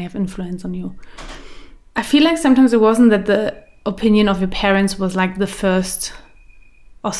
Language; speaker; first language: English; early bilingual, other home language; German